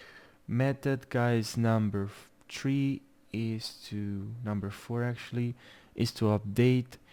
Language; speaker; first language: English; non-native, fluent; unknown